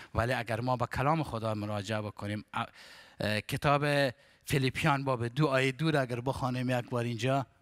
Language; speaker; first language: Persian; native; Persian